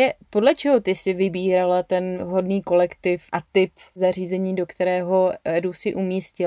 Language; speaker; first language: Czech; native; Czech